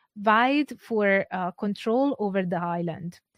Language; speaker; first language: English; non-native, fluent; Italian